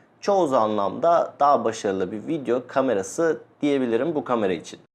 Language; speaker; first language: Turkish; native; Turkish